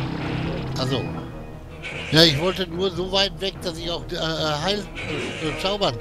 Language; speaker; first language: German; native; German